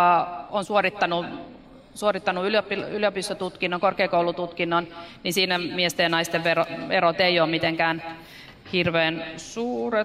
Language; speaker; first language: Finnish; native; Finnish